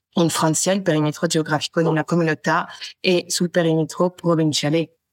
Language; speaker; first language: Italian; non-native, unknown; French